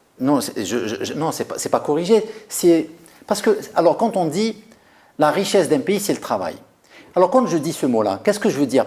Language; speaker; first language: French; non-native, local second language; Arabic